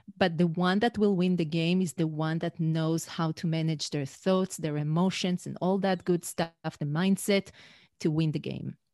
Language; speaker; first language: English; non-native, fluent; Hebrew